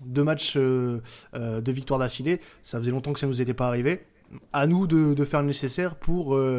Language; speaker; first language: French; native; French